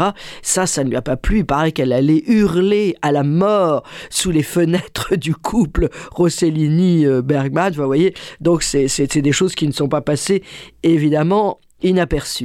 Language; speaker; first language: French; native; French